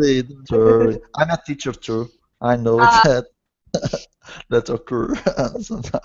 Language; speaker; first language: English; non-native, learner; Portuguese